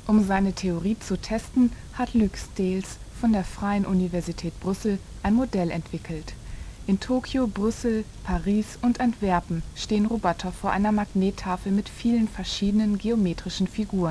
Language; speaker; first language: German; native; German